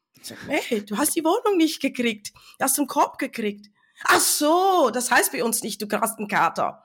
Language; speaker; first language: German; non-native, fluent; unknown